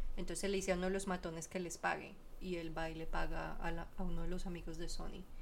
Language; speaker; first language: Spanish; early bilingual, heritage; Spanish